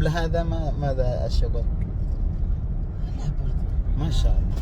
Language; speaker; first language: Arabic; non-native, learner; Indonesian